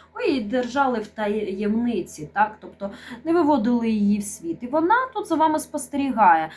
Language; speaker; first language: Ukrainian; non-native, local second language; Russian